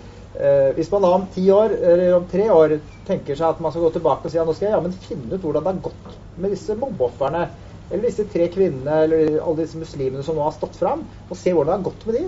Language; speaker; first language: Norwegian; native; Norwegian